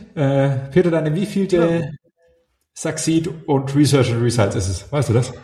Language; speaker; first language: German; native; German